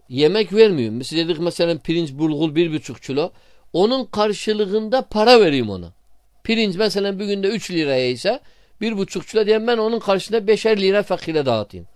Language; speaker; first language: Turkish; non-native, fluent; Arabic